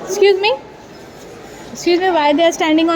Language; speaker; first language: English; non-native, local second language; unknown